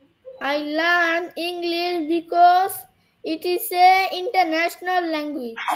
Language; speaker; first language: English; non-native, learner; Bangla